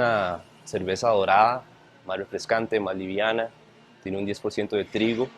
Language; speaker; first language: Spanish; native; Spanish